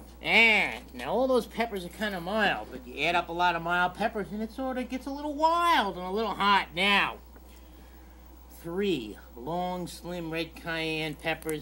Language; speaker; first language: English; native; English